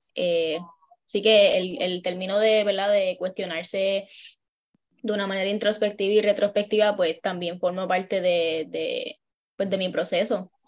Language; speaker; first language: Spanish; native; Spanish